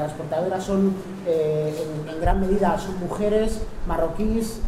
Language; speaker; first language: Spanish; native; Spanish